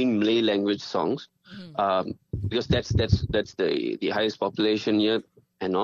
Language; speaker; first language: English; non-native, local second language; Tamil